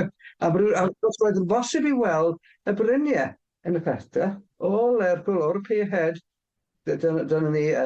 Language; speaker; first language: Welsh; non-native, fluent; English